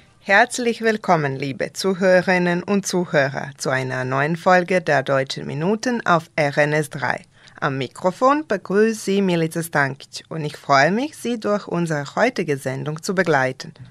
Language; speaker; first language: German; non-native, fluent; Serbian